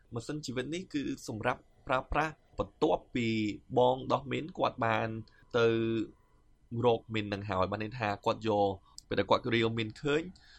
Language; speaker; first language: Khmer; native; Khmer